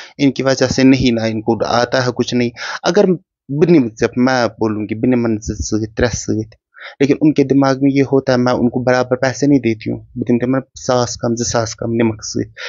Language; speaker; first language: Hindi; non-native, local second language; Kashmiri